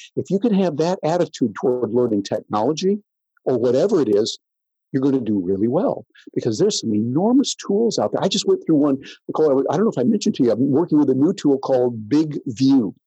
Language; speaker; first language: English; native; English